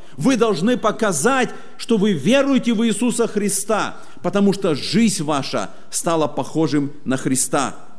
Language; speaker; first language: Russian; native; Russian